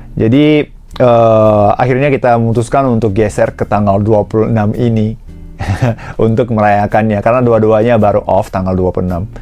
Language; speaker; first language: Indonesian; non-native, fluent; Japanese